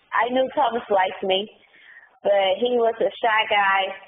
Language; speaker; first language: English; native; English